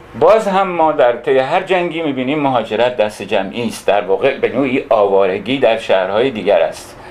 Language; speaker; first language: Persian; non-native, local second language; Arabic